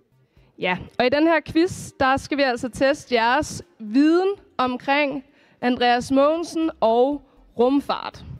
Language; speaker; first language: Danish; native; Danish